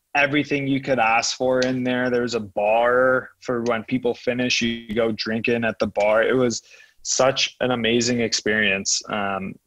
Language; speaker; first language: English; native; English